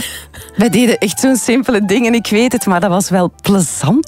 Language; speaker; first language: Dutch; native; Dutch